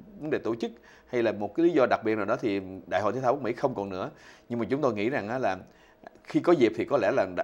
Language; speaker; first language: Vietnamese; native; Vietnamese